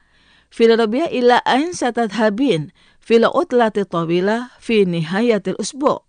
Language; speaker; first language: Arabic; non-native, fluent; Indonesian